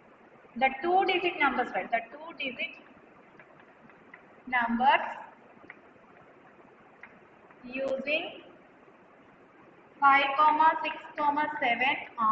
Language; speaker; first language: English; non-native, local second language; Telugu